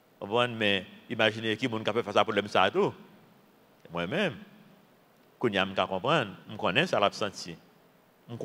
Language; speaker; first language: French; non-native, local second language; Haitian Creole